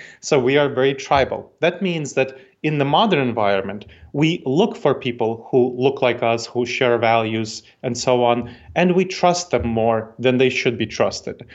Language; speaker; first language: English; early bilingual, other home language; Russian